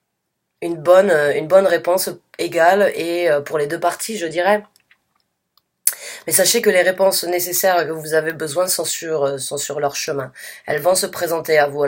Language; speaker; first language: French; native; French